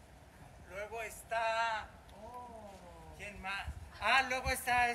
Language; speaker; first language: Spanish; native; Spanish